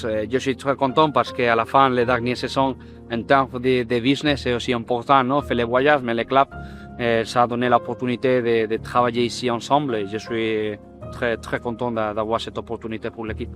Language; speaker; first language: French; non-native, fluent; Spanish